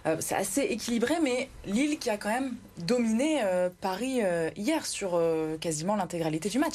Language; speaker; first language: French; native; French